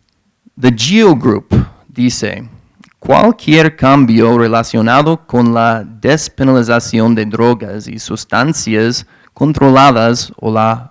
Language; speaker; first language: Spanish; non-native, fluent; English